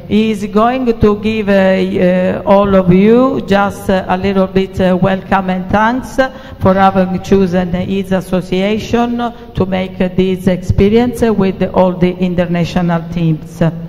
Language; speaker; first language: English; non-native, fluent; Italian